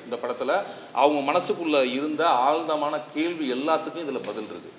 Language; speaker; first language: Tamil; native; Tamil